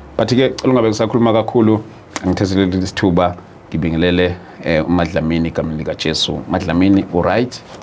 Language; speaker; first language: Zulu; native; Zulu